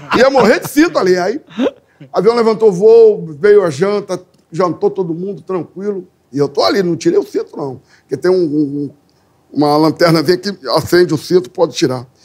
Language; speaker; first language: Portuguese; native; Portuguese